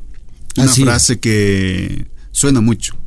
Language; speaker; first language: Spanish; native; Spanish